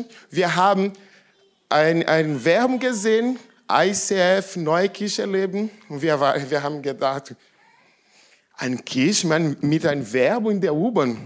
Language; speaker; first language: German; non-native, learner; Portuguese